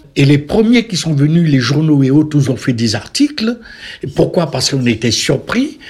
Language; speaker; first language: French; native; French